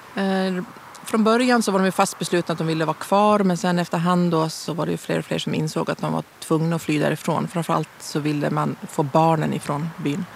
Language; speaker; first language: Swedish; native; Swedish